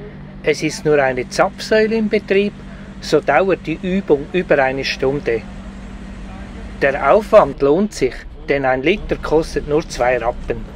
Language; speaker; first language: German; native; German